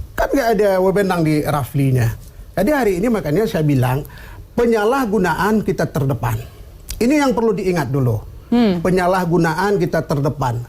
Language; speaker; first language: Indonesian; non-native, local second language; Achinese